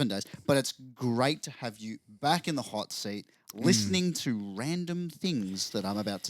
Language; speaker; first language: English; native; English